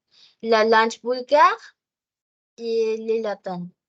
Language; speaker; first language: French; non-native, learner; Spanish